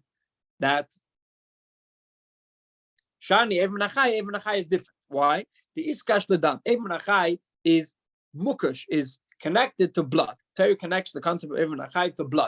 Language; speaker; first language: English; non-native, fluent; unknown